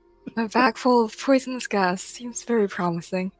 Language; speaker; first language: English; native; English